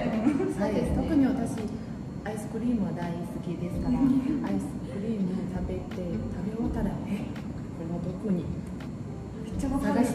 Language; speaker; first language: Japanese; non-native, fluent; Chinese